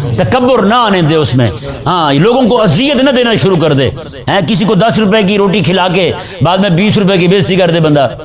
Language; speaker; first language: Urdu; non-native, local second language; Punjabi